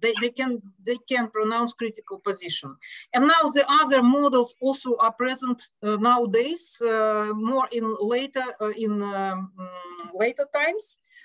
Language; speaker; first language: English; non-native, fluent; Russian